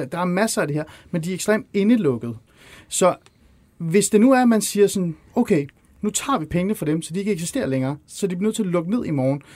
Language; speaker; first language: Danish; early bilingual, other home language; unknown